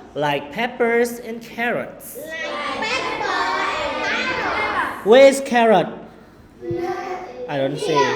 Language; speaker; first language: English; non-native, fluent; Khmer